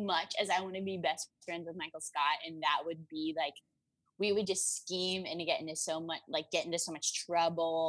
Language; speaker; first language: English; native; English